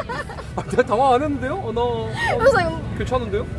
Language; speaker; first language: Korean; native; Korean